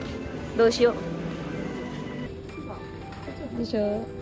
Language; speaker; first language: Japanese; non-native, learner; Filipino